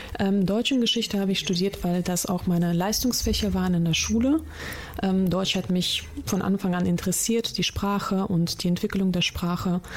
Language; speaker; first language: German; early bilingual, other home language; Russian